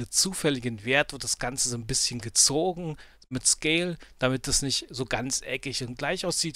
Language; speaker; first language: German; native; German